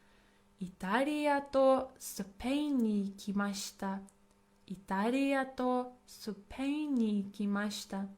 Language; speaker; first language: Japanese; non-native, fluent; English